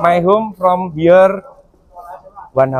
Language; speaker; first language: English; non-native, learner; Javanese